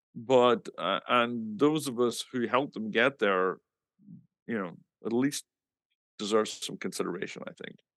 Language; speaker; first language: English; native; English